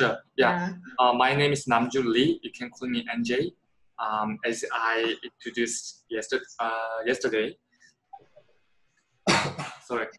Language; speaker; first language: English; non-native, fluent; Korean